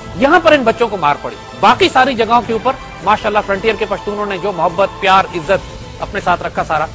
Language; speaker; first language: Urdu; native; Urdu